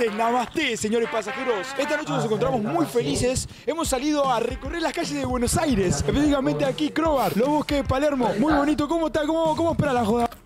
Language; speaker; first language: Spanish; native; Spanish